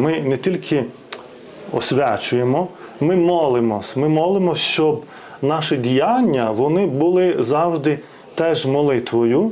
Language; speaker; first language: Ukrainian; non-native, fluent; Lithuanian